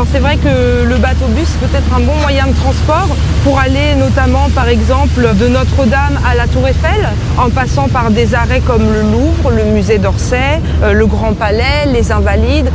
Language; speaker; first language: French; native; French